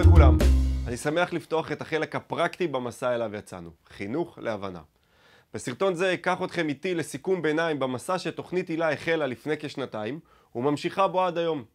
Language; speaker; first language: Hebrew; native; Hebrew